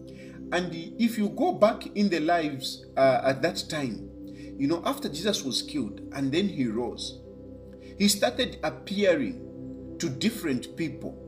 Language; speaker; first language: English; non-native, local second language; Bemba